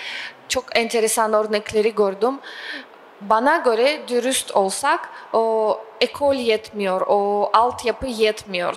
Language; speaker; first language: Turkish; non-native, fluent; Russian